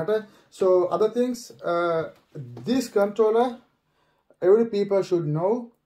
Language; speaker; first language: English; non-native, learner; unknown